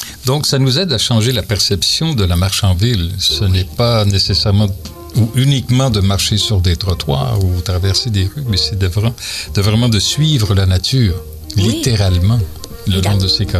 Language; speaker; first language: French; native; French